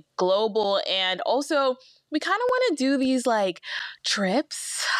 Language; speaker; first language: English; early bilingual, other home language; Akan